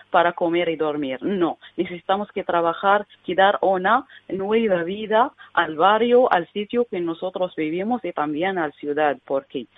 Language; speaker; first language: Spanish; non-native, learner; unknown